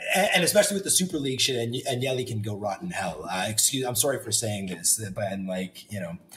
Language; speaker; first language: English; native; English